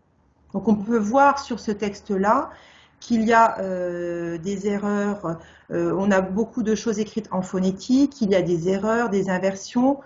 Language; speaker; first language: French; native; French